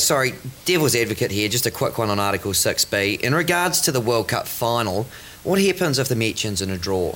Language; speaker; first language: English; native; English